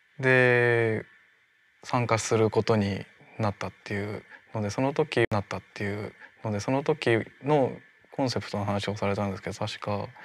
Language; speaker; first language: Japanese; native; Japanese